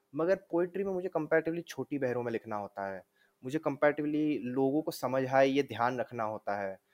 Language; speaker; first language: Hindi; native; Hindi